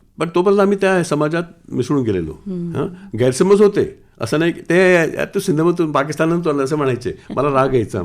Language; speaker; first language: Marathi; non-native, local second language; Sindhi